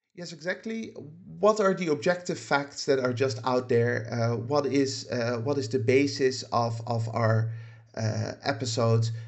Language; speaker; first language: English; non-native, fluent; Dutch